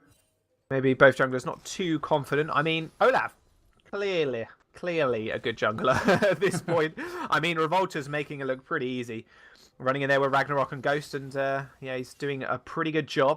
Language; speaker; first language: English; native; English